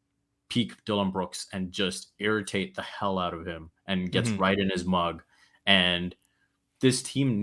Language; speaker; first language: English; native; English